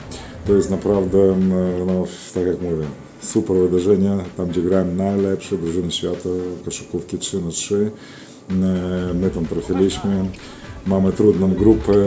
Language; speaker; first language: Polish; non-native, fluent; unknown